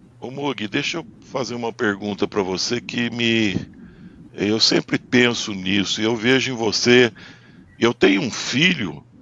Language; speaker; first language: Portuguese; native; Portuguese